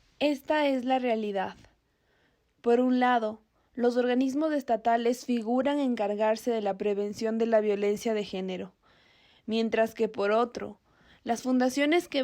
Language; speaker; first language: Spanish; native; Spanish